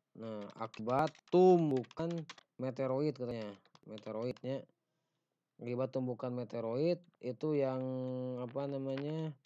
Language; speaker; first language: Indonesian; non-native, local second language; Sundanese